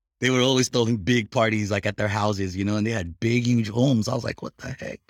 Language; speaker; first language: English; early bilingual, other home language; Filipino